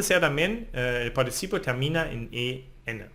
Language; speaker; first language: Spanish; non-native, fluent; German